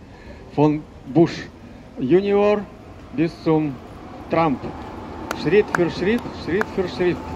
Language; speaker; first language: German; non-native, fluent; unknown